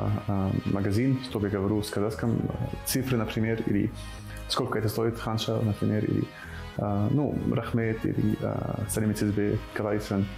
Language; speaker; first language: Russian; non-native, fluent; Arabic